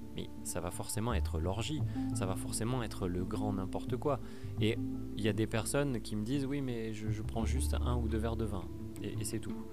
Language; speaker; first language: French; native; French